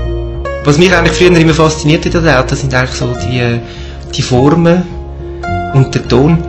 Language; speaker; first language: German; native; German